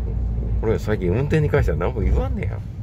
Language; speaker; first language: Japanese; native; Japanese